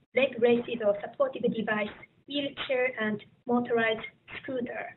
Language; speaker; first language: English; non-native, fluent; Japanese